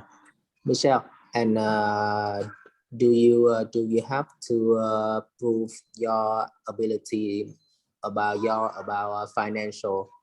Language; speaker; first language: English; non-native, learner; Vietnamese